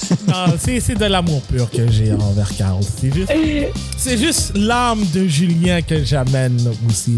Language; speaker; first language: French; native; French